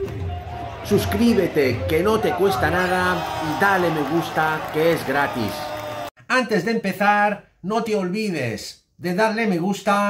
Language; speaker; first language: Spanish; native; Spanish